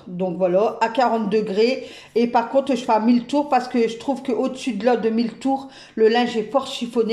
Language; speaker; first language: French; native; French